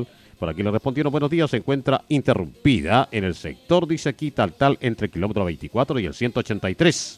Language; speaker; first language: Spanish; native; Spanish